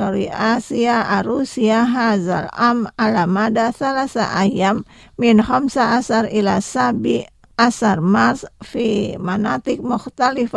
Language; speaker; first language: Arabic; non-native, fluent; Indonesian